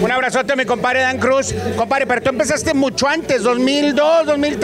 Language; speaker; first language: Spanish; native; Spanish